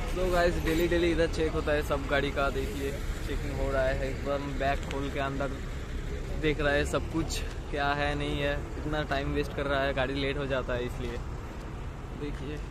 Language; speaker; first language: Hindi; non-native, local second language; Bangla